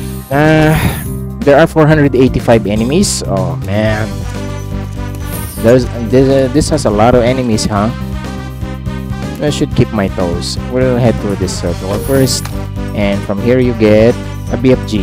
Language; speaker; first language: English; non-native, local second language; Filipino